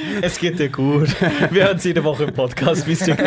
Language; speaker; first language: German; native; German